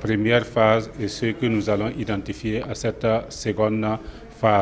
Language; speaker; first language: French; non-native, local second language; Mossi